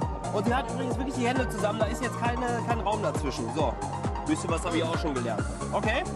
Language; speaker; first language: German; native; German